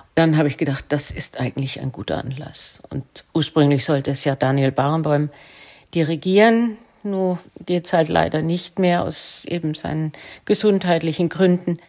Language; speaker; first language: German; native; German